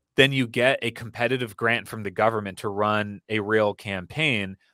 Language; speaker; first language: English; native; English